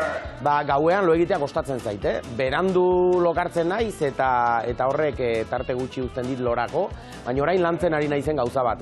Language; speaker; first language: Basque; native; Basque